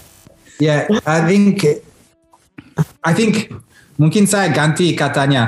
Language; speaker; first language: Indonesian; early bilingual, heritage; Indonesian